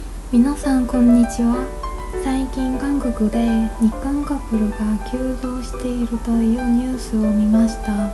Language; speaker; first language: Japanese; non-native, fluent; Korean